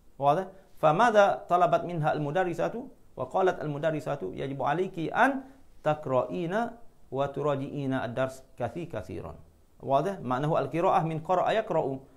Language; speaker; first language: Arabic; non-native, fluent; Malay